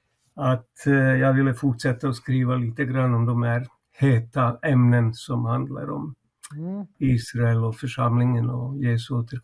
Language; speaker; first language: Swedish; non-native, fluent; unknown